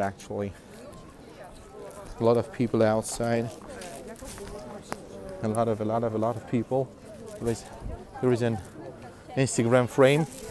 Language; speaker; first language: English; non-native, fluent; Russian